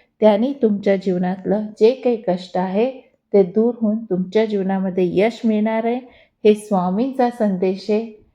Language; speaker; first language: Marathi; non-native, local second language; Hindi